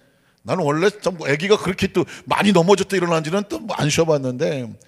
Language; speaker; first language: Korean; native; Korean